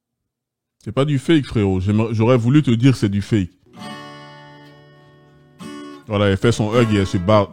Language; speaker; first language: French; native; French